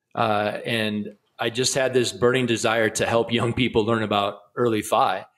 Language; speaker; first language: English; native; English